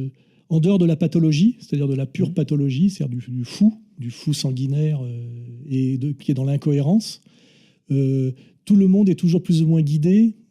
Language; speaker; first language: French; native; French